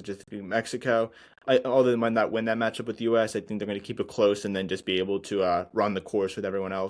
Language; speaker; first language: English; native; English